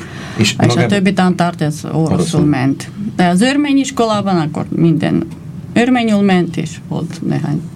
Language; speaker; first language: Hungarian; non-native, fluent; Armenian